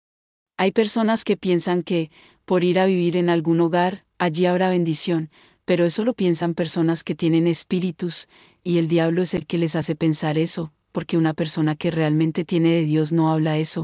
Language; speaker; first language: Spanish; native; Spanish